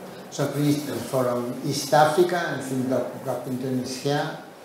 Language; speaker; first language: English; non-native, fluent; Catalan